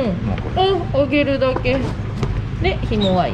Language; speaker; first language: Japanese; native; Japanese